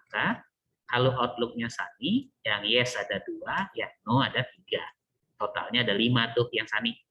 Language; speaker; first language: Indonesian; native; Indonesian